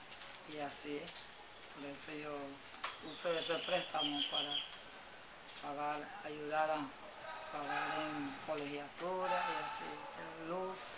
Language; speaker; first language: Spanish; non-native, local second language; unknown